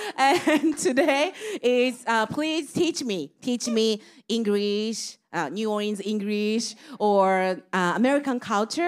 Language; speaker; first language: English; non-native, learner; Japanese